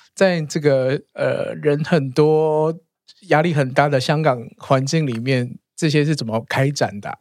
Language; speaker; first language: Chinese; native; Chinese